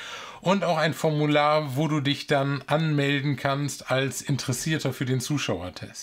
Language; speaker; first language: German; native; German